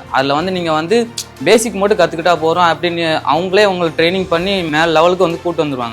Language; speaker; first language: Tamil; native; Tamil